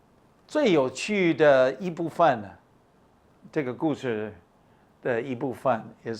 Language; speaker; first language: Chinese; non-native, fluent; English